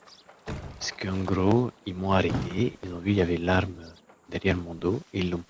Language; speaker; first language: French; native; French